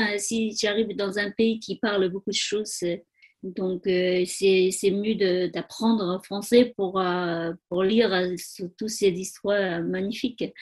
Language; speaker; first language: French; non-native, learner; Tibetan